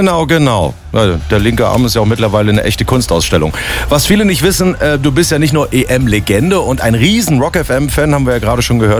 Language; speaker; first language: German; native; German